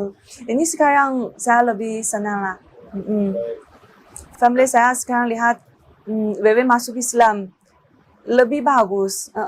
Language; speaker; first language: Indonesian; non-native, learner; Chinese